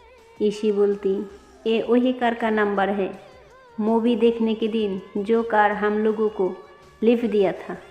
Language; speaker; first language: Hindi; non-native, local second language; Bangla